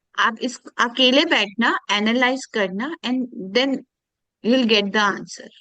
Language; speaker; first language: Hindi; native; Hindi